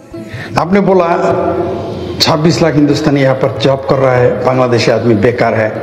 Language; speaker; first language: Hindi; non-native, fluent; Bangla